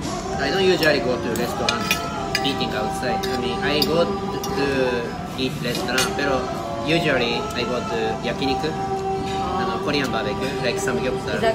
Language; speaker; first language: English; non-native, learner; Japanese